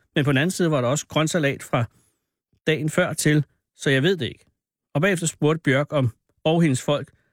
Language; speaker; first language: Danish; native; Danish